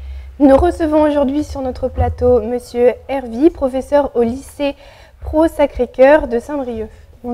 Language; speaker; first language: French; native; French